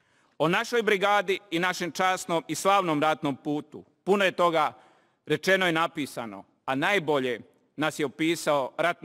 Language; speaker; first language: Bosnian; native; Bosnian